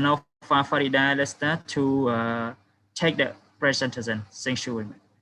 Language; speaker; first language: English; non-native, fluent; Khmer